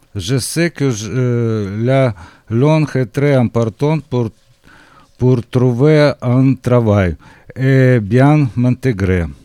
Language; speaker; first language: French; non-native, learner; Ukrainian